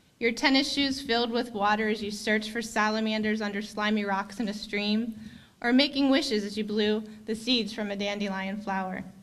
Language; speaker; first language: English; native; English